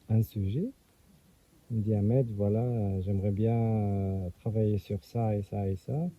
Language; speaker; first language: French; non-native, local second language; Arabic